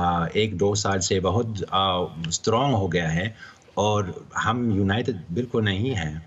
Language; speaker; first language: Hindi; non-native, fluent; German